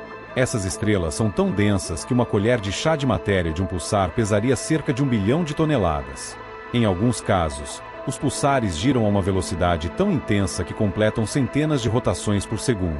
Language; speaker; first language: Portuguese; native; Portuguese